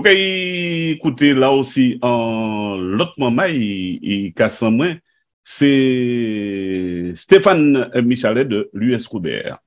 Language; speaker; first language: French; native; French